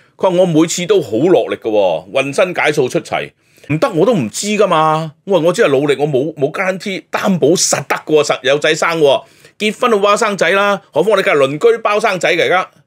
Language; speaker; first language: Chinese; non-native, local second language; Cantonese